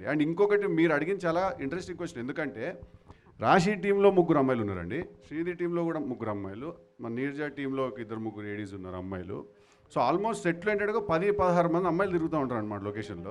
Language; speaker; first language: Telugu; native; Telugu